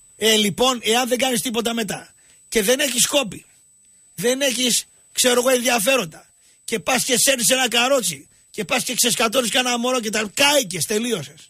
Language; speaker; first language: Greek; native; Greek